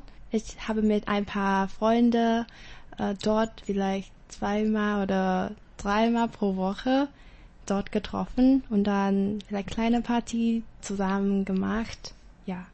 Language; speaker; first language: German; non-native, learner; Chinese